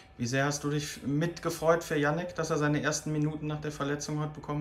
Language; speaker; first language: German; native; German